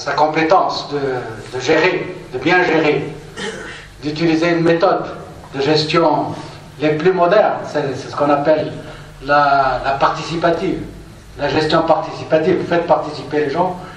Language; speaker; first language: French; non-native, local second language; Arabic